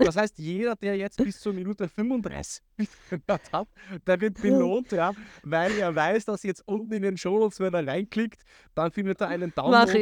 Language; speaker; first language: German; native; German